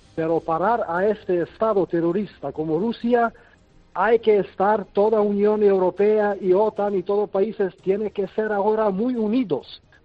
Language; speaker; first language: Spanish; non-native, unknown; Ukrainian